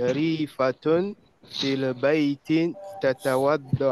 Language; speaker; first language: Arabic; non-native, learner; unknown